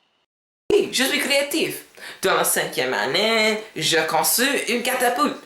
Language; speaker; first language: French; non-native, learner; English